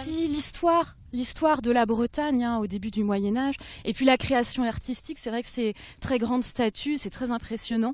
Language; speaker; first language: French; native; French